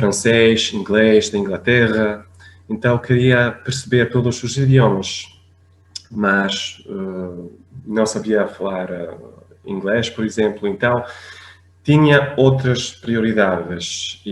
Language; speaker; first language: Portuguese; non-native, fluent; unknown